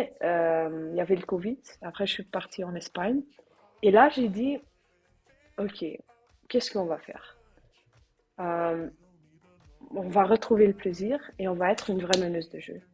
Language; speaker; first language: French; non-native, learner; Dutch